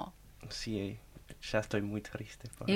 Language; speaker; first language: Spanish; non-native, learner; German